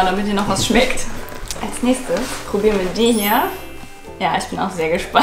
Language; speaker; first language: German; native; German